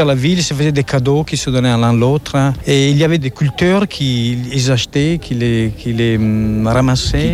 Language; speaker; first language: French; non-native, fluent; Italian